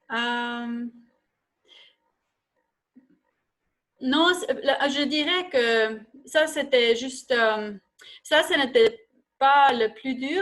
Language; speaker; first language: French; non-native, fluent; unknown